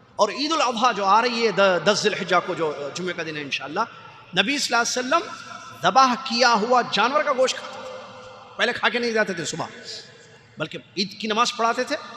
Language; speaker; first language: Urdu; native; Urdu